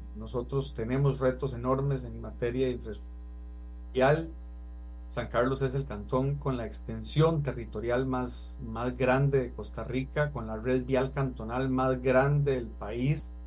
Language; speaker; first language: Spanish; native; Spanish